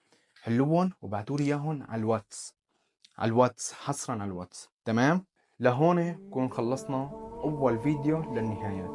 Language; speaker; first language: Arabic; native; Arabic